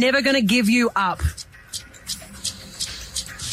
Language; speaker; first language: English; native; English